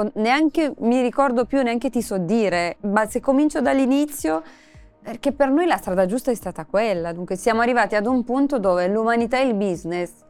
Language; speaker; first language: Italian; non-native, fluent; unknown